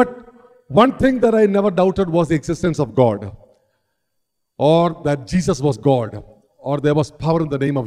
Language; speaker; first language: English; non-native, local second language; Malayalam